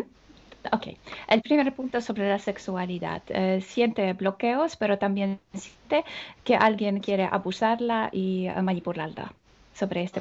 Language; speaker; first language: Spanish; non-native, fluent; Polish